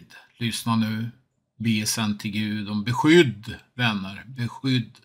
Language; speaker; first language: Swedish; native; Swedish